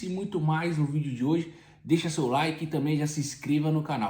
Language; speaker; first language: Portuguese; native; Portuguese